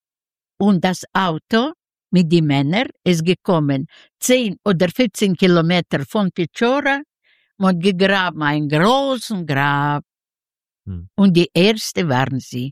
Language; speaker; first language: German; non-native, learner; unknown